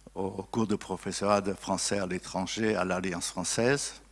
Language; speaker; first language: French; non-native, fluent; Portuguese